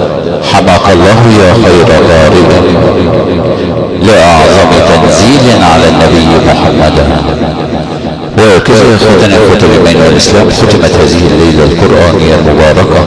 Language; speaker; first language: Arabic; native; Arabic